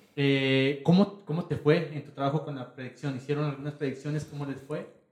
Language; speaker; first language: Spanish; native; Spanish